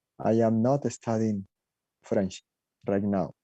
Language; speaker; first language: English; non-native, learner; Spanish